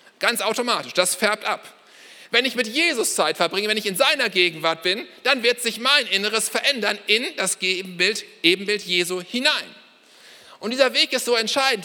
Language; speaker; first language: German; native; German